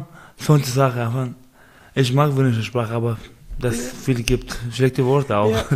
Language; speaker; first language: German; non-native, learner; Persian